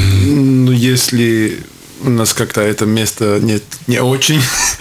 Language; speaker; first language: Russian; non-native, local second language; Latvian